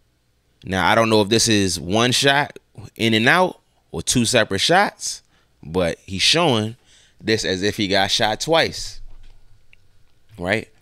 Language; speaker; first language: English; native; English